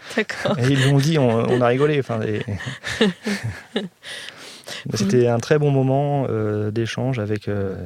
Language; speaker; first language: French; native; French